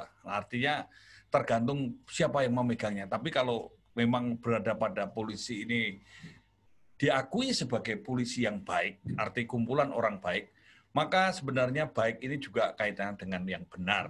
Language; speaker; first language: Indonesian; native; Indonesian